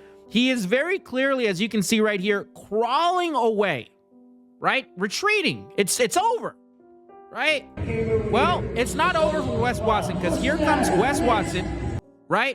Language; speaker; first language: English; native; English